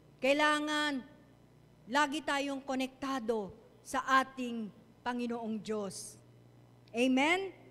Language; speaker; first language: Filipino; non-native, local second language; Chavacano